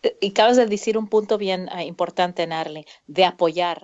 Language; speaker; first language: Spanish; early bilingual, heritage; Spanish